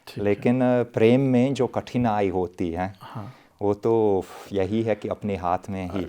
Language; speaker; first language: Hindi; non-native, fluent; Hungarian